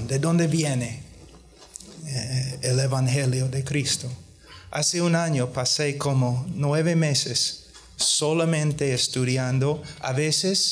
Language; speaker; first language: Spanish; non-native, fluent; English